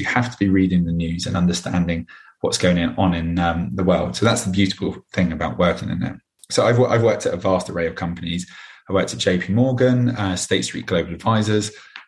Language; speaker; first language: English; native; English